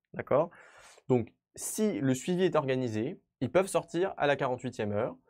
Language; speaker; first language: French; native; French